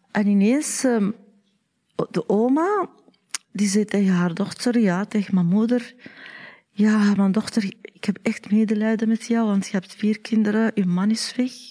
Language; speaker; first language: Dutch; non-native, learner; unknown